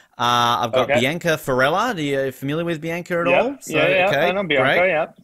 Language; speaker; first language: English; native; English